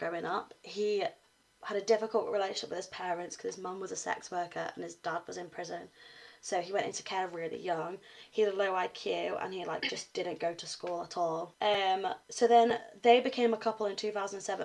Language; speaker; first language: English; native; English